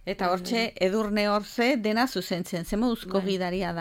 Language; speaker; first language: Basque; native; Basque